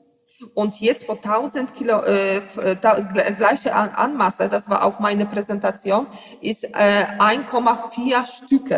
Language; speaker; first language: German; non-native, learner; Polish